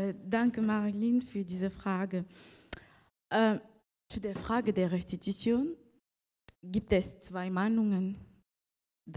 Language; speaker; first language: German; non-native, learner; French